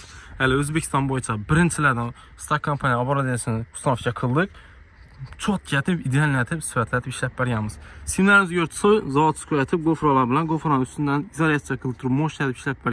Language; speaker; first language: Uzbek; native; Uzbek